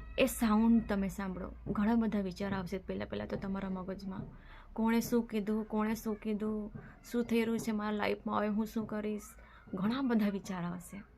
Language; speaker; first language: Gujarati; non-native, local second language; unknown